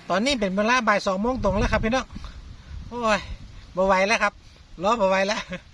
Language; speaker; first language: Thai; non-native, local second language; Northeastern Thai